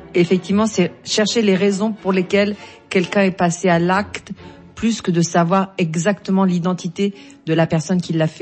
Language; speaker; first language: French; native; French